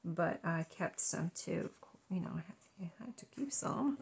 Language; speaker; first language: English; native; English